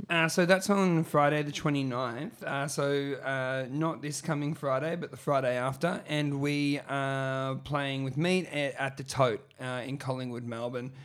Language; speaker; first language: English; native; English